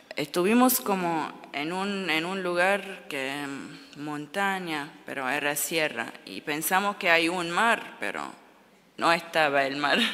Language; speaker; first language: Spanish; non-native, learner; Arabic